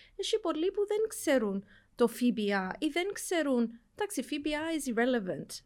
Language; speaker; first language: Greek; early bilingual, heritage; Greek